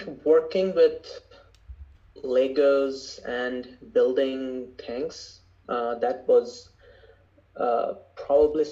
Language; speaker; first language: English; non-native, local second language; Bangla